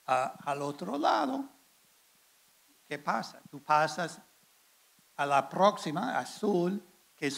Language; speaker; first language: Spanish; non-native, fluent; English